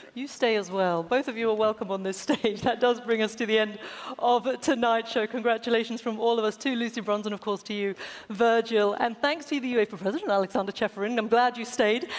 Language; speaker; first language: English; native; English